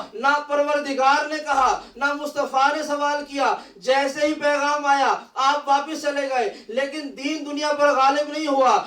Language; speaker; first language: Urdu; native; Urdu